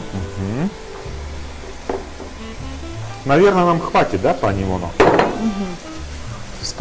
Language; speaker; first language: Russian; native; Russian